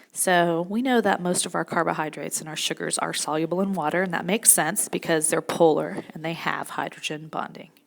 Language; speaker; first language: English; native; English